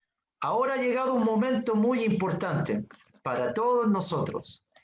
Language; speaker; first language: Spanish; native; Spanish